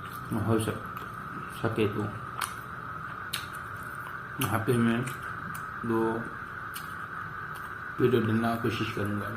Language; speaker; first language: Hindi; non-native, local second language; Assamese